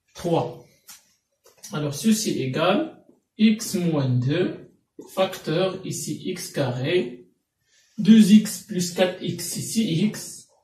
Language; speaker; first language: French; non-native, local second language; Arabic